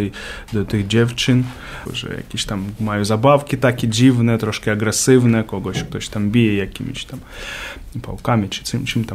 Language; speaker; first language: Polish; non-native, learner; Ukrainian